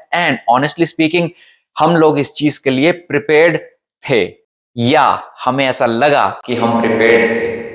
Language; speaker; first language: Hindi; native; Hindi